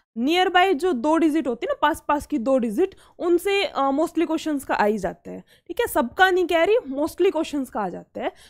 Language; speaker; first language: Hindi; native; Hindi